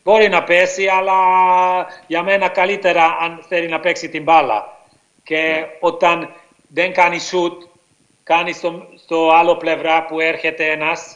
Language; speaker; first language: Greek; non-native, learner; Hungarian